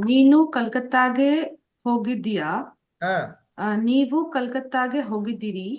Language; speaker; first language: Kannada; non-native, learner; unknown